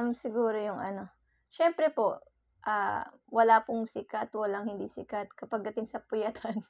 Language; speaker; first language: Filipino; native; Filipino